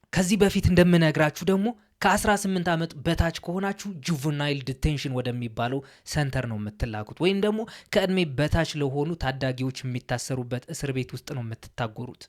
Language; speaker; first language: Amharic; native; Amharic